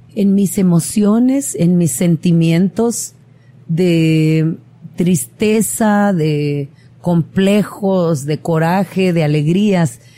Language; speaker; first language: Spanish; native; Spanish